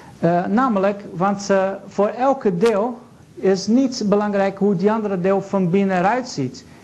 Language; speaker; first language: Dutch; non-native, fluent; Portuguese